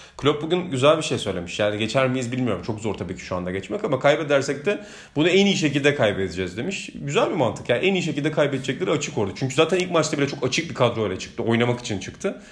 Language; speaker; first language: Turkish; native; Turkish